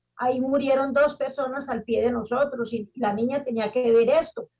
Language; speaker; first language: Spanish; native; Spanish